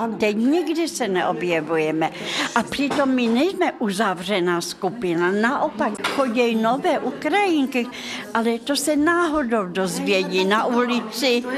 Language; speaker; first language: Czech; non-native, fluent; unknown